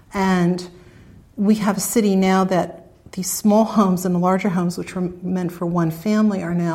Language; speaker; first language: English; native; English